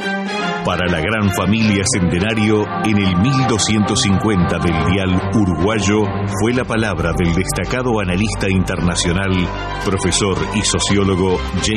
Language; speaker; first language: Spanish; native; Spanish